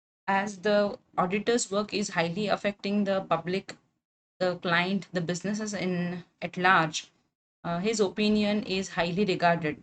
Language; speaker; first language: English; non-native, local second language; Kannada